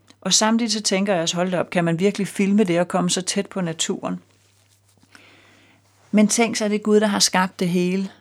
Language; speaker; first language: Danish; native; Danish